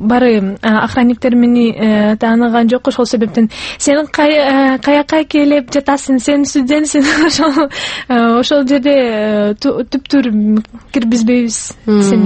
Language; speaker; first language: Kyrgyz; non-native, local second language; Russian